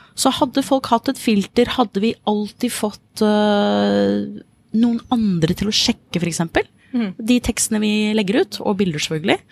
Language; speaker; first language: Norwegian; non-native, fluent; English